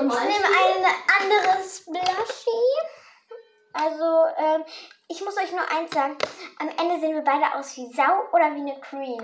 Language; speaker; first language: German; early bilingual, other home language; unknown